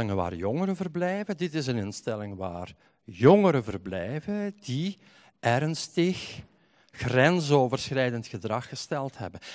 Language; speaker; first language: Dutch; native; Dutch